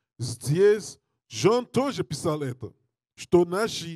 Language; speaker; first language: Russian; non-native, learner; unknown